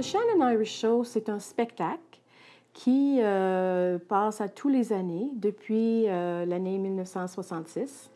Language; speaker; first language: French; non-native, local second language; English